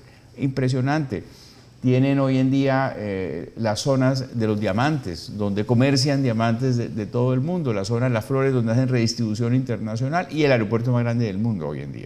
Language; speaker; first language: Spanish; native; Spanish